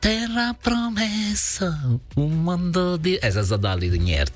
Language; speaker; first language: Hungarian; non-native, fluent; Italian